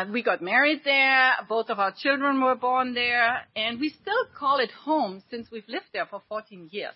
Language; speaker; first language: English; non-native, fluent; German